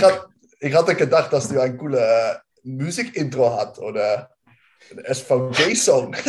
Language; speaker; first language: German; non-native, learner; Dutch